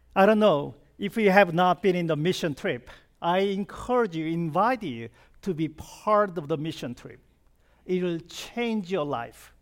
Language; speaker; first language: English; non-native, fluent; Korean